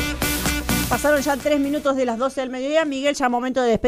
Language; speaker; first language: Spanish; native; Spanish